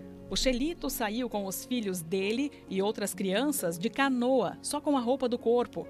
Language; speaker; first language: Portuguese; native; Portuguese